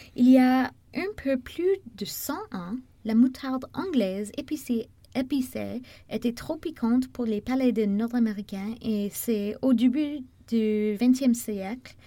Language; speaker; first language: French; non-native, fluent; English